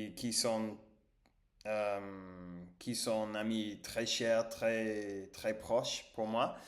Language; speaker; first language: French; non-native, learner; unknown